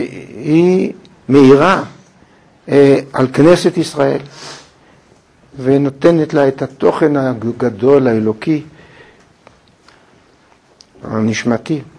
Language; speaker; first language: Hebrew; native; Hebrew